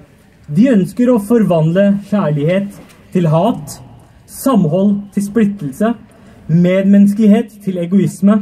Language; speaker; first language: Norwegian; early bilingual, other home language; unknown